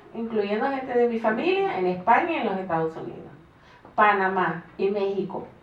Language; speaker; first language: Spanish; native; Spanish